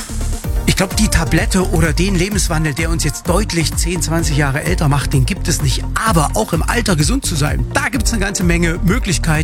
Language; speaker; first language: German; native; German